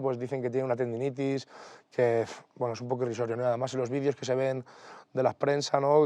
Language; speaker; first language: Spanish; native; Spanish